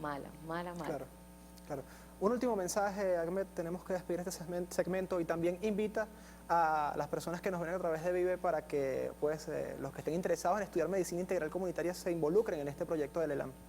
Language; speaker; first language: Spanish; native; Spanish